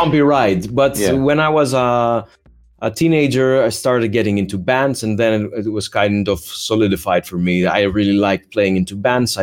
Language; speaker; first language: English; non-native, fluent; Greek